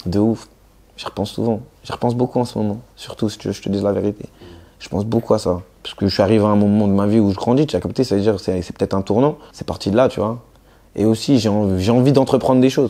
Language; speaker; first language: French; native; French